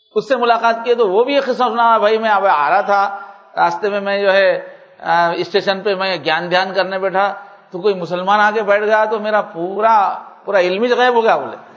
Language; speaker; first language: Urdu; native; Urdu